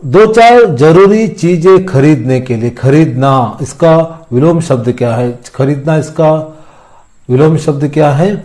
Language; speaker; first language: Hindi; non-native, local second language; Kannada